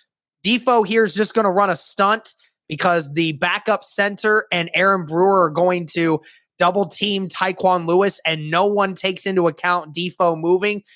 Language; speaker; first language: English; native; English